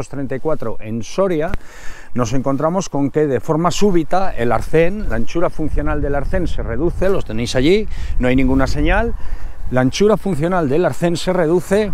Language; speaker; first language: Spanish; native; Spanish